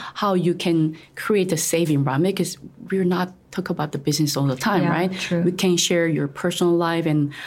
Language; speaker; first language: English; non-native, fluent; Korean